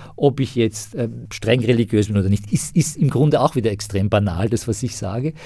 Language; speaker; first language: German; non-native, fluent; Persian